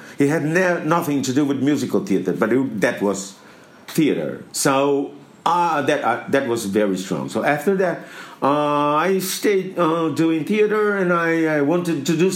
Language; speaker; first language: English; non-native, fluent; Portuguese